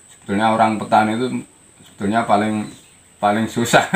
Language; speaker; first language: Indonesian; non-native, local second language; Javanese